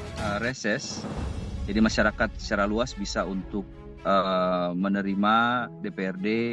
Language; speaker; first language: Indonesian; non-native, local second language; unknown